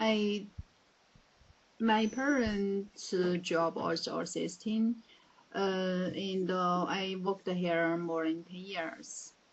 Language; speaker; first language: English; non-native, learner; Chinese